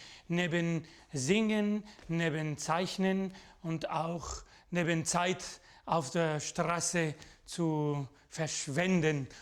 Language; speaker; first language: German; non-native, fluent; Spanish